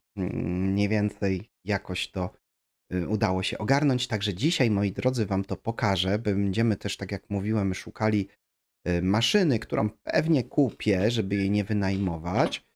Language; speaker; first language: Polish; native; Polish